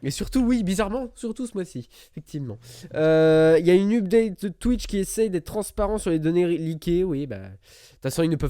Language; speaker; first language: French; native; French